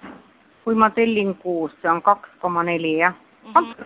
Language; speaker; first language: Estonian; non-native, local second language; Russian